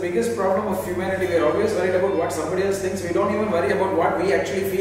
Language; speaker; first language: English; non-native, local second language; Tamil